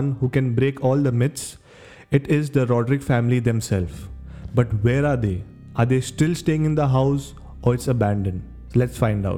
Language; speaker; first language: English; non-native, local second language; Konkani